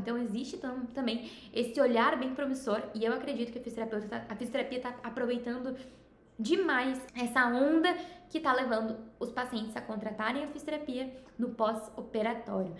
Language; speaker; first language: Portuguese; native; Portuguese